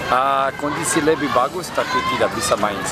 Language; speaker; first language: Indonesian; non-native, learner; Serbian